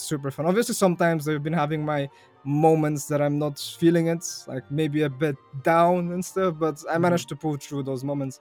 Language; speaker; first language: English; non-native, fluent; Bulgarian